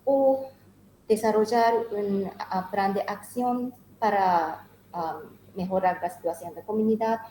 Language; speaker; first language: Spanish; non-native, learner; Japanese